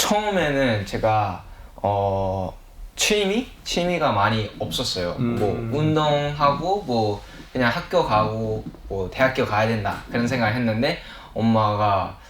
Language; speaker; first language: Korean; early bilingual, heritage; English